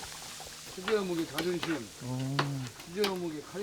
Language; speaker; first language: Korean; native; Korean